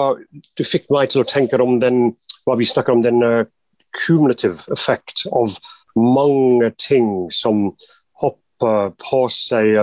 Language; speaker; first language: Norwegian; non-native, fluent; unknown